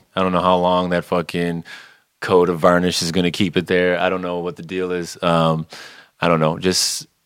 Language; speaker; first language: English; native; English